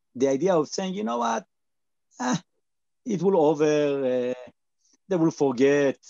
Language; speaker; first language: English; non-native, learner; Hebrew